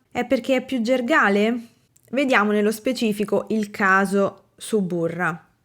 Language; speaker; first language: Italian; native; Italian